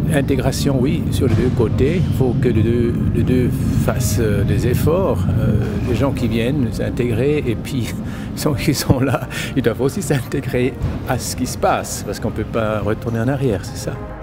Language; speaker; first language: French; native; French